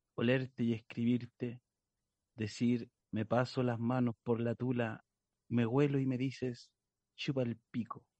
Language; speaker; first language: Spanish; native; Spanish